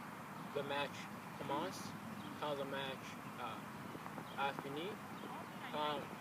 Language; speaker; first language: French; non-native, learner; English